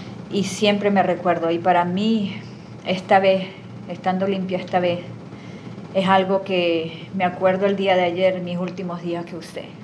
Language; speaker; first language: Spanish; native; Spanish